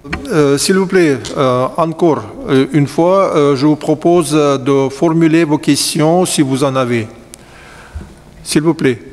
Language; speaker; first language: French; non-native, fluent; Russian